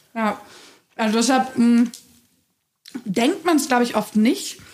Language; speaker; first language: German; native; German